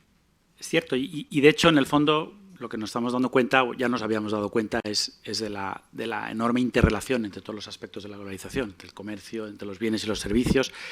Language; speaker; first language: Spanish; native; Spanish